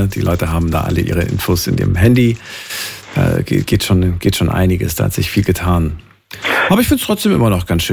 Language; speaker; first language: German; native; German